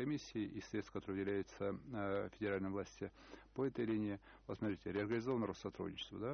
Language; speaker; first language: Russian; native; Russian